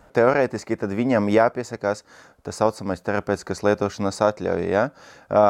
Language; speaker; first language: Latvian; non-native, local second language; Russian